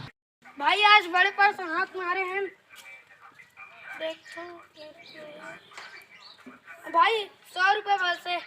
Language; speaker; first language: Hindi; non-native, local second language; Chhattisgarhi